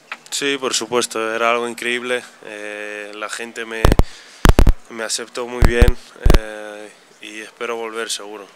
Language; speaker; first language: Spanish; non-native, fluent; Slovenian